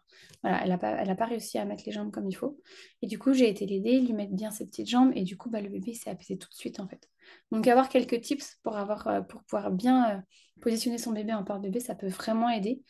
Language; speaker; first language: French; native; French